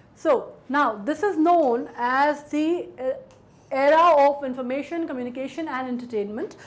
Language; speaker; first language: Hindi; native; Hindi